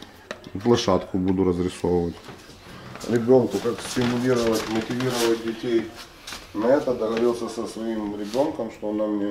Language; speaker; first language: Russian; native; Russian